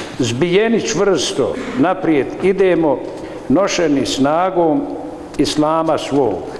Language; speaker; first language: Bosnian; native; Bosnian